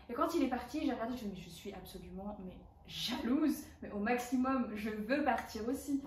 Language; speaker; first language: French; native; French